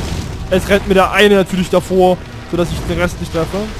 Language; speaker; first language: German; native; German